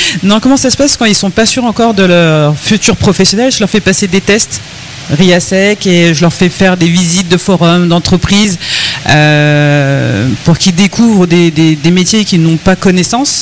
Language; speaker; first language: French; native; French